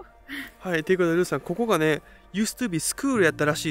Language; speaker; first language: Japanese; native; Japanese